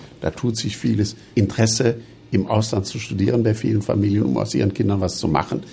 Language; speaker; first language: German; native; German